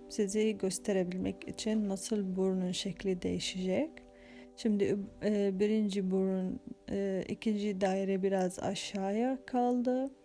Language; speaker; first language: Turkish; non-native, fluent; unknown